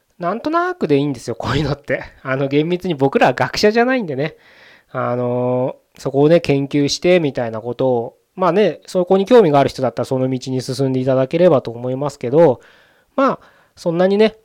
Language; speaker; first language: Japanese; native; Japanese